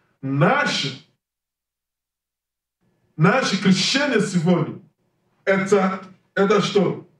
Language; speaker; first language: Russian; non-native, learner; English